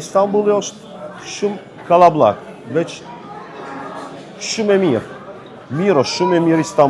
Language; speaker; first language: Albanian; early bilingual, heritage; Albanian